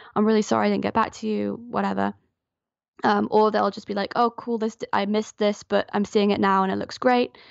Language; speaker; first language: English; non-native, fluent; French